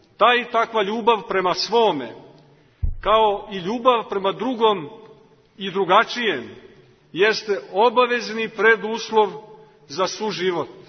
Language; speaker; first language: Serbian; native; Serbian